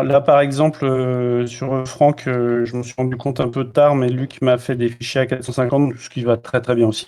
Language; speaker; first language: French; native; French